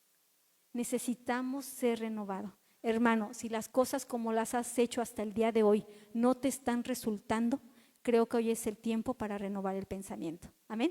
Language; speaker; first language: Spanish; native; Spanish